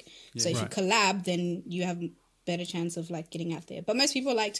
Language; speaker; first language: English; non-native, local second language; Shona